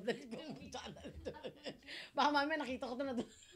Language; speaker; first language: Filipino; native; Filipino